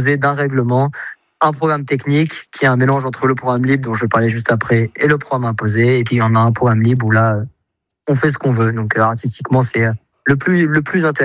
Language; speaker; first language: French; native; French